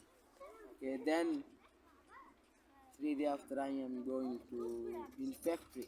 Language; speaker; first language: English; non-native, local second language; Punjabi